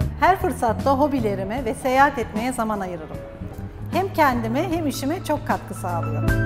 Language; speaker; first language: Turkish; early bilingual, heritage; Turkish